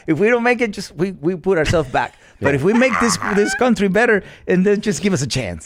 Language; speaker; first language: English; non-native, fluent; Spanish